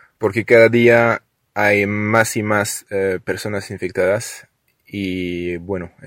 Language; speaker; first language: Spanish; non-native, learner; French